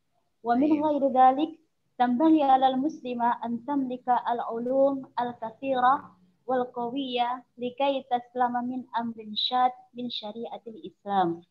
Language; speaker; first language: Arabic; non-native, learner; Indonesian